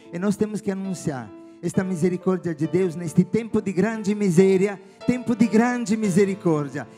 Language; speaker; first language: Portuguese; non-native, fluent; Italian